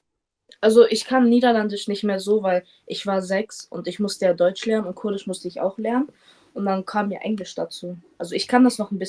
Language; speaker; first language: German; early bilingual, other home language; Kurdish